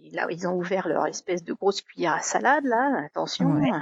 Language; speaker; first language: French; native; French